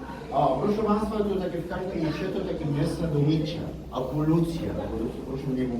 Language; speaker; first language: Polish; non-native, learner; Arabic